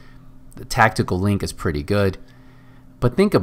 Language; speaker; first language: English; native; English